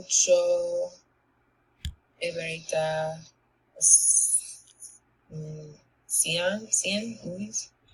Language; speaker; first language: Spanish; non-native, learner; English